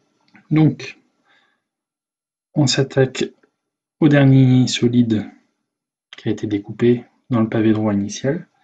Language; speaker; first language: French; native; French